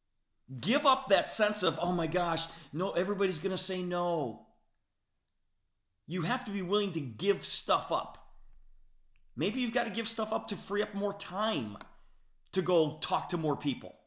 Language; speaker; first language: English; native; English